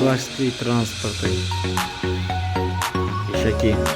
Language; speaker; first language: Russian; non-native, local second language; Tajik